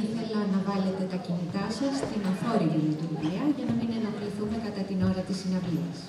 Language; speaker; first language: Greek; native; Greek